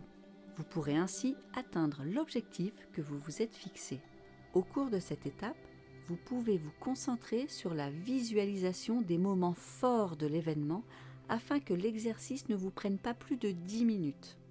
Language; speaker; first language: French; native; French